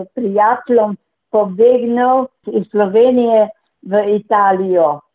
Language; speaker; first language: Slovenian; native; Slovenian